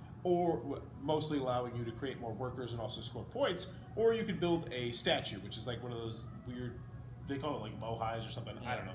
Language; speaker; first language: English; native; English